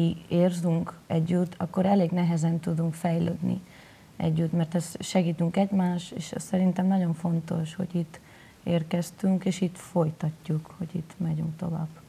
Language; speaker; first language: Hungarian; non-native, local second language; Spanish